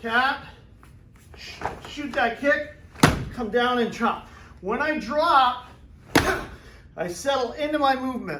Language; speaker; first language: English; native; English